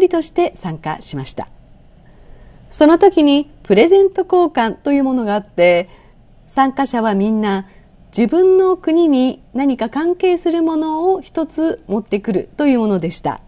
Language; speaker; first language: Japanese; native; Japanese